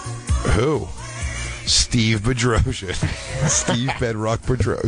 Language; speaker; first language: English; native; English